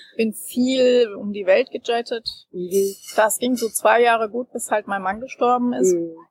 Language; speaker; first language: German; native; German